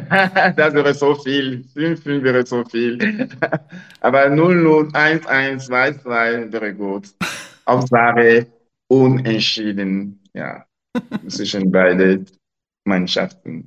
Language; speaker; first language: German; non-native, local second language; French